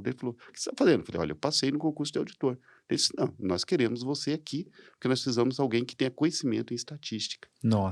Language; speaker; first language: Portuguese; native; Portuguese